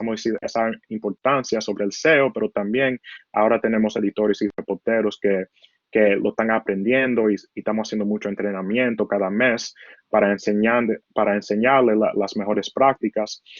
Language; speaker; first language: Spanish; early bilingual, heritage; Spanish